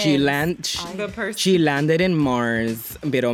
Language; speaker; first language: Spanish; early bilingual, heritage; Spanish